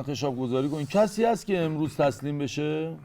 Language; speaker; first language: Persian; native; Persian